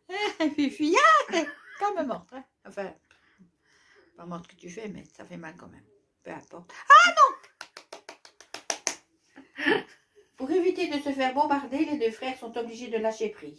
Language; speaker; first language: French; native; French